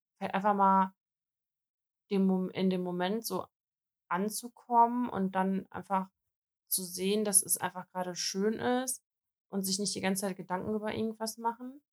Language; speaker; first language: German; early bilingual, other home language; Russian